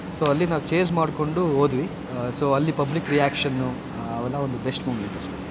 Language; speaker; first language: Kannada; native; Kannada